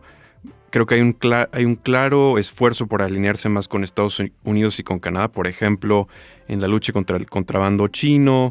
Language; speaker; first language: Spanish; native; Spanish